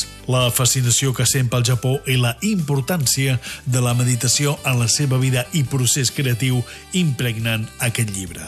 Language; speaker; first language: Catalan; native; Catalan